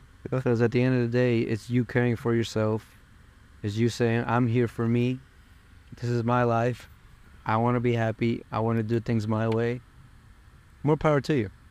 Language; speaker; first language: English; early bilingual, other home language; Spanish